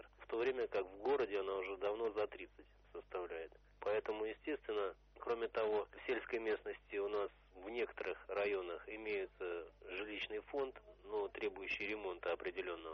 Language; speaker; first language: Russian; native; Russian